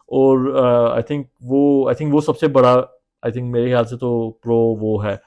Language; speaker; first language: Urdu; native; Urdu